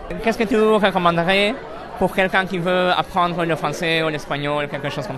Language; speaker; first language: Spanish; native; Spanish